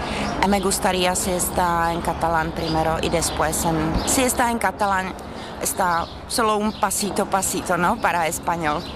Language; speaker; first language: Spanish; non-native, learner; Czech